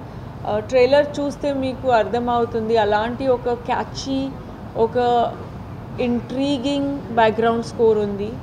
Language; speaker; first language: Telugu; non-native, fluent; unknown